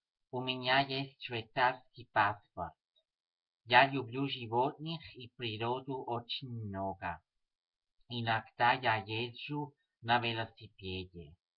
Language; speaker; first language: Russian; non-native, learner; Swiss German